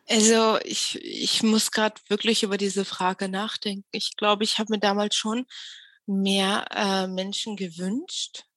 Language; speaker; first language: German; early bilingual, other home language; Russian